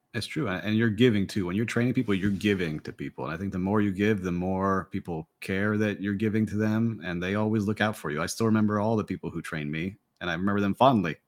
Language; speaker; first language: English; native; English